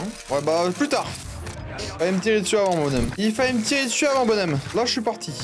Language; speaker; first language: French; native; French